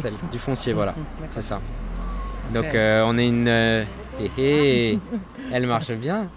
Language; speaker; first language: French; native; French